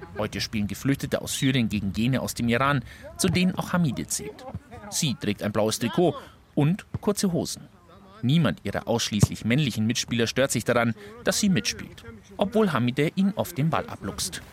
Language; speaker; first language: German; native; German